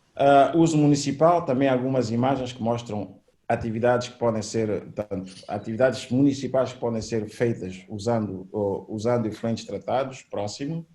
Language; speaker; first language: Portuguese; native; Portuguese